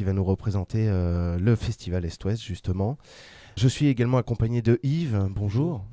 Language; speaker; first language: French; native; French